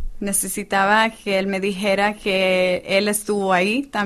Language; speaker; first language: Spanish; non-native, fluent; English